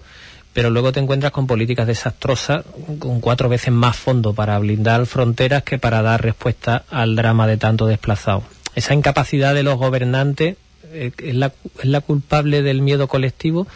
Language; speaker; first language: Spanish; native; Spanish